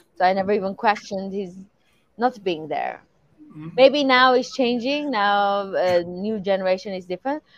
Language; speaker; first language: English; non-native, fluent; Persian